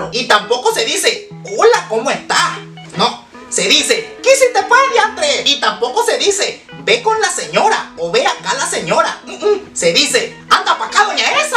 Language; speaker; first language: Spanish; native; Spanish